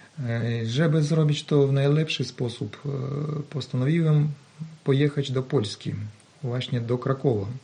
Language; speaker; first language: Polish; non-native, learner; Ukrainian